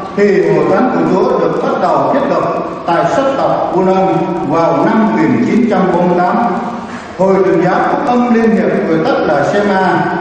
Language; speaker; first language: Vietnamese; non-native, local second language; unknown